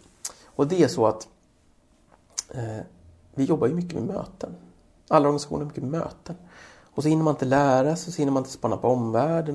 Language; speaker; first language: Swedish; native; Swedish